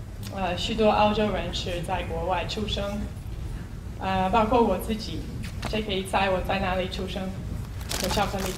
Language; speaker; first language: Chinese; non-native, fluent; English